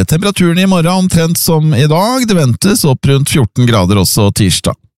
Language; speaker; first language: Norwegian; native; Norwegian